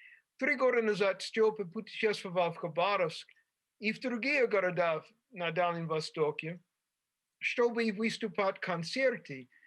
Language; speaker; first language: Russian; non-native, fluent; English